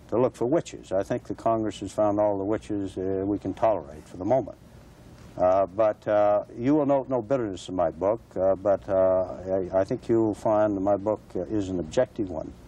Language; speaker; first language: English; native; English